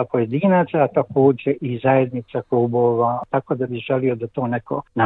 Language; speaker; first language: Croatian; native; Croatian